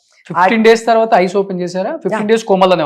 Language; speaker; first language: Telugu; native; Telugu